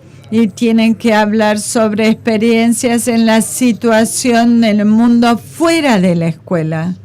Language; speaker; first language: Spanish; non-native, fluent; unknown